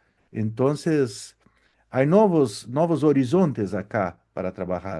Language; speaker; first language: Spanish; non-native, learner; Portuguese